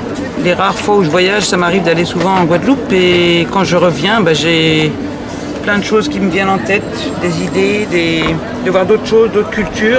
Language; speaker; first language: French; native; French